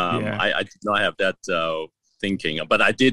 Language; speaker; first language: English; non-native, local second language; Cantonese